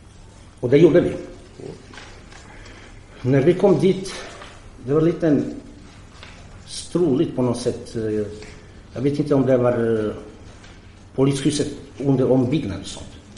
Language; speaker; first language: Swedish; non-native, fluent; Croatian